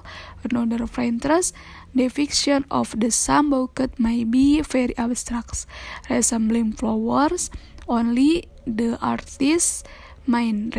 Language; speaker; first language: English; non-native, learner; Indonesian